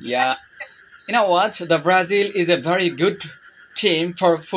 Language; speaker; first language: English; non-native, learner; Bangla